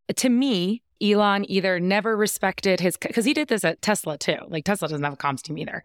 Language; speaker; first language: English; native; English